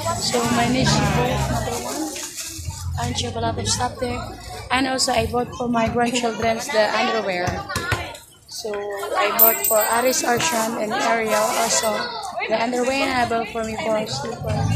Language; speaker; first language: English; non-native, local second language; Cebuano